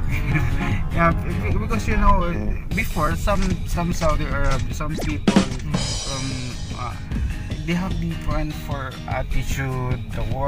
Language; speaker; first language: English; non-native, learner; Filipino